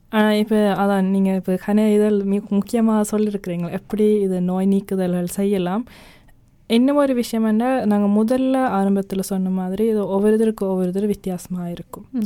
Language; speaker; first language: Tamil; early bilingual, heritage; Tamil